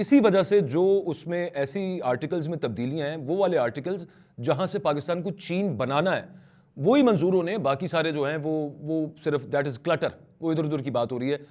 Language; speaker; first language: Urdu; non-native, local second language; Punjabi